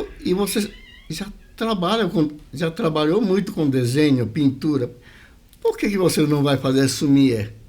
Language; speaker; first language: Portuguese; early bilingual, other home language; Japanese